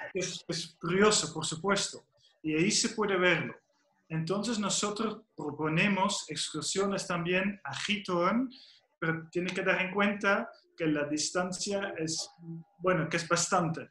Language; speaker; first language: Spanish; non-native, fluent; Dutch